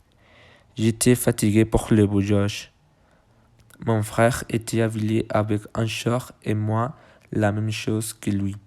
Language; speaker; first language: French; non-native, learner; Spanish